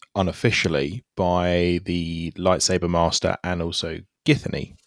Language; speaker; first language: English; native; English